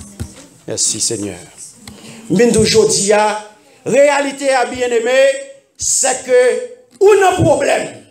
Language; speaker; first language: French; non-native, local second language; Haitian Creole